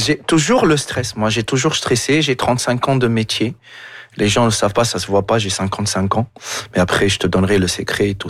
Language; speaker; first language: French; non-native, local second language; Arabic